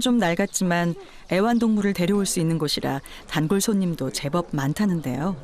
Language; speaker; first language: Korean; native; Korean